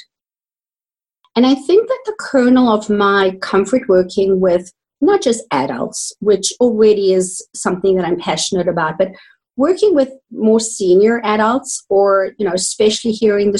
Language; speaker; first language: English; native; English